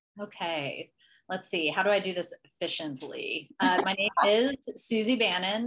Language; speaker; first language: English; native; English